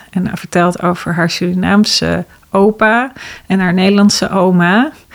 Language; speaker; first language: Dutch; native; Dutch